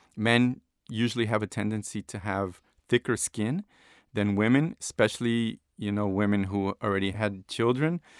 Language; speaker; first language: English; non-native, fluent; Portuguese